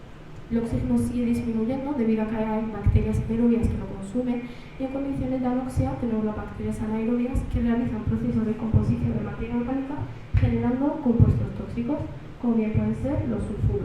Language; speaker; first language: Spanish; early bilingual, other home language; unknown